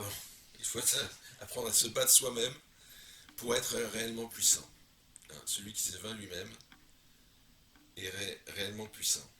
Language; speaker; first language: French; native; French